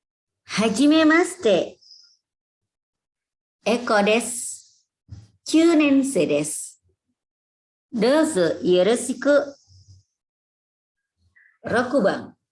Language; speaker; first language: Japanese; non-native, fluent; Indonesian